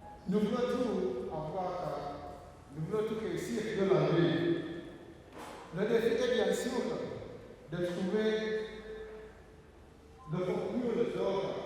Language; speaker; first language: French; non-native, fluent; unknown